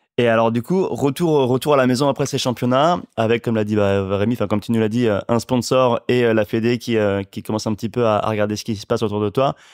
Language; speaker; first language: French; native; French